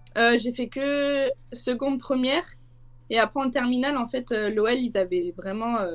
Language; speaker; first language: French; native; French